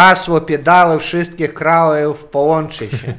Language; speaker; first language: Polish; non-native, learner; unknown